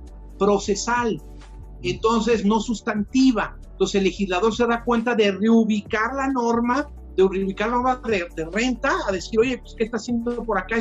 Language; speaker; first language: Spanish; native; Spanish